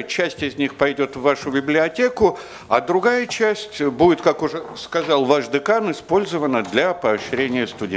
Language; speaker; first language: Russian; native; Russian